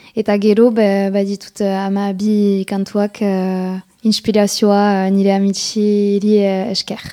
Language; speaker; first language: Basque; non-native, local second language; French